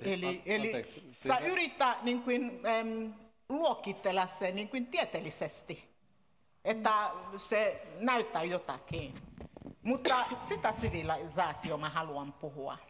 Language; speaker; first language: Finnish; non-native, learner; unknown